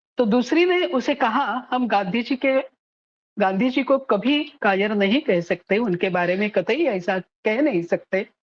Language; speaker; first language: Hindi; non-native, local second language; Marathi